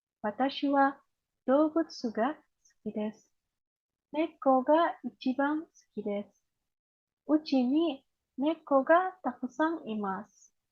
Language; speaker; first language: Japanese; non-native, learner; Indonesian